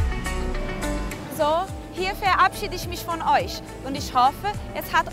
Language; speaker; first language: German; early bilingual, heritage; German